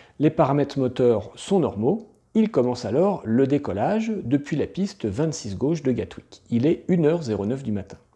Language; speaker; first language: French; native; French